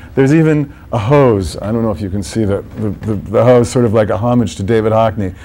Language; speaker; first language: English; native; English